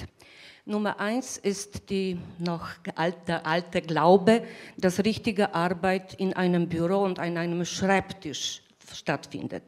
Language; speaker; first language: German; non-native, fluent; Polish